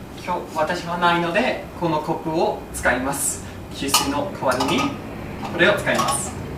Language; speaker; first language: Japanese; non-native, fluent; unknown